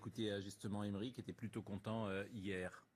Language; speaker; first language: French; native; French